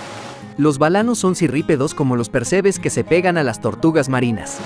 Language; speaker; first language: Spanish; native; Spanish